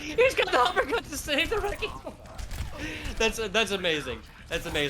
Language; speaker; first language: English; native; English